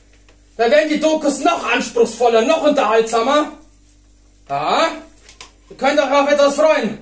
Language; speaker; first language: German; native; German